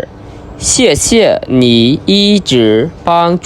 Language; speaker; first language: Chinese; non-native, fluent; Khmer